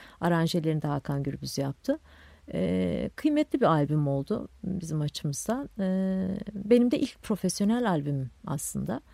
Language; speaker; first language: Turkish; non-native, local second language; Kurdish